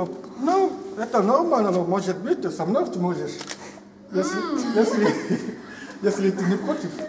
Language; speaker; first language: Russian; non-native, learner; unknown